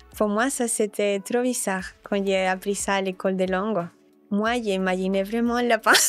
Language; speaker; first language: French; non-native, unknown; Spanish